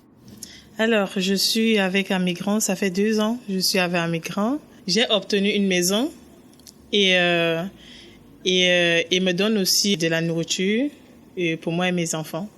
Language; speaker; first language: French; non-native, learner; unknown